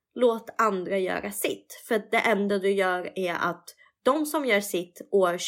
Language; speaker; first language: Swedish; early bilingual, other home language; Russian